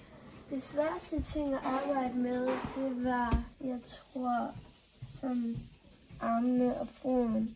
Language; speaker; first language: Danish; native; Danish